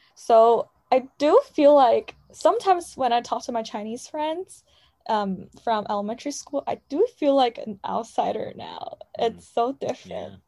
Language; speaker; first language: English; non-native, fluent; Chinese